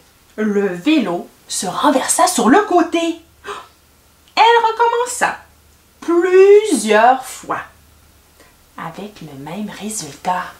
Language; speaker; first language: French; native; French